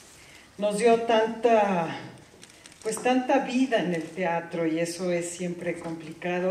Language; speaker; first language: Spanish; native; Spanish